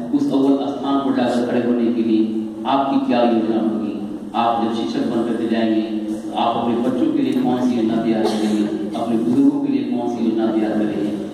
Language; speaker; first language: Hindi; native; Hindi